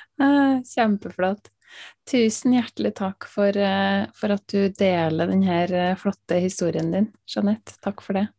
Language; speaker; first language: Norwegian; native; Norwegian